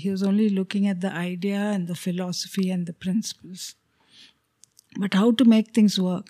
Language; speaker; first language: English; non-native, local second language; Telugu